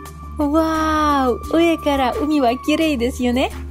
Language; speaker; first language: Japanese; non-native, fluent; Russian